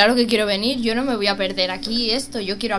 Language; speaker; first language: Spanish; native; Spanish